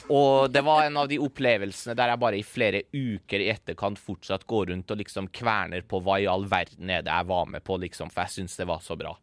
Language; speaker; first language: Norwegian; early bilingual, other home language; Persian